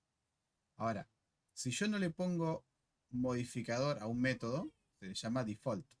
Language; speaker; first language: Spanish; native; Spanish